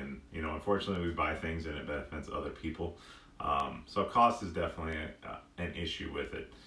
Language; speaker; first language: English; native; English